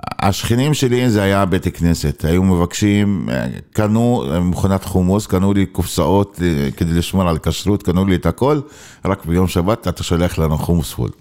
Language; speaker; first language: Hebrew; non-native, local second language; Arabic